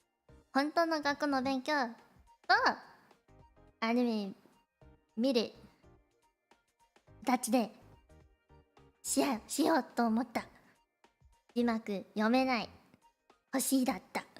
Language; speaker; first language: Japanese; non-native, learner; Cantonese